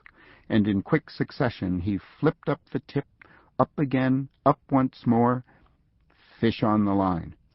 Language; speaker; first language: English; native; English